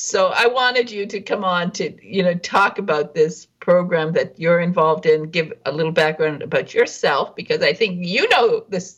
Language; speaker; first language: English; native; English